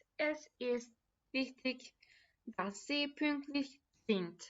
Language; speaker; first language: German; non-native, fluent; Turkish